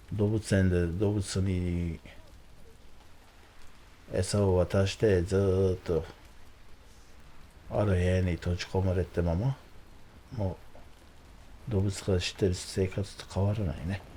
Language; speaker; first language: Japanese; non-native, fluent; Kurdish